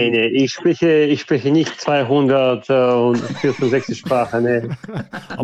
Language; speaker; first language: German; non-native, fluent; Russian